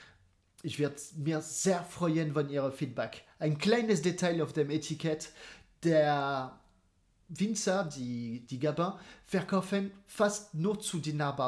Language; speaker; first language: German; non-native, fluent; French